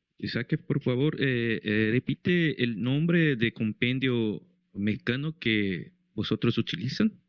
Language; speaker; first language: Spanish; non-native, learner; Portuguese